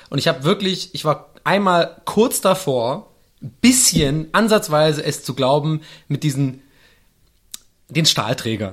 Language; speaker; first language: German; native; German